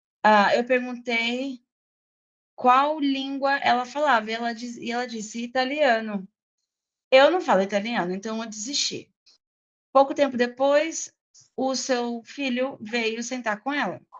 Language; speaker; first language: Portuguese; non-native, fluent; English